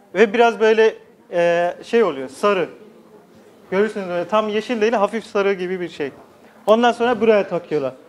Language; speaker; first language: Turkish; non-native, fluent; Nepali